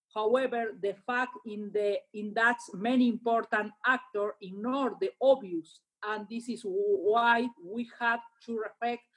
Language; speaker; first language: English; non-native, learner; Spanish